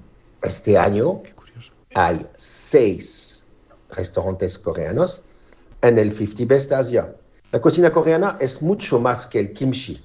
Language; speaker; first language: Spanish; non-native, fluent; French